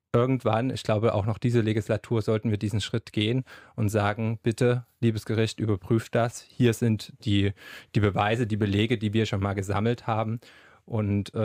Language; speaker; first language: German; native; German